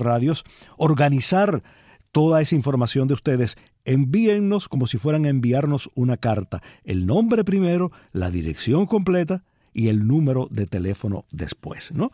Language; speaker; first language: Spanish; native; Spanish